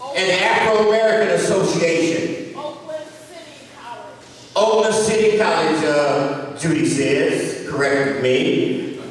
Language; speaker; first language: English; native; English